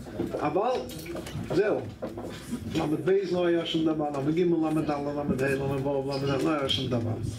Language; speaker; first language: Hebrew; non-native, fluent; English